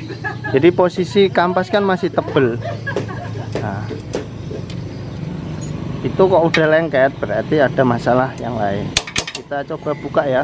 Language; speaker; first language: Indonesian; native; Indonesian